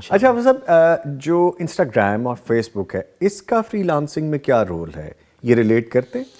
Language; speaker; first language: Urdu; native; Urdu